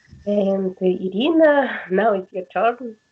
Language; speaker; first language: English; non-native, learner; Russian